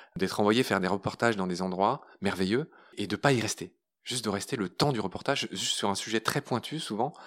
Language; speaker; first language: French; native; French